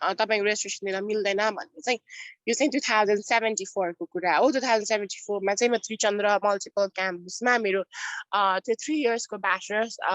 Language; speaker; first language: Nepali; non-native, local second language; Newari